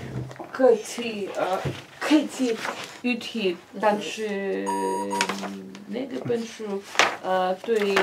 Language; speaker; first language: Chinese; non-native, learner; Russian